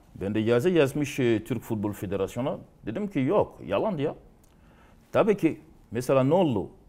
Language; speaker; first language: Turkish; non-native, learner; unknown